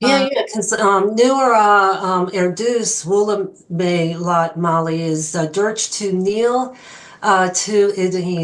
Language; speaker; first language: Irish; non-native, learner; English